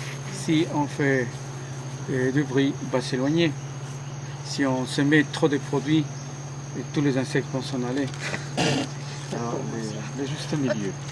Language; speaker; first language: French; non-native, fluent; Spanish